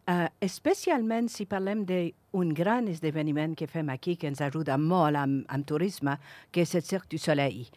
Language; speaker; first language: Catalan; non-native, fluent; English